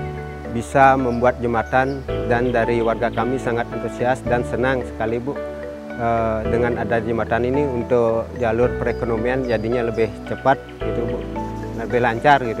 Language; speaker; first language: Indonesian; non-native, local second language; Balinese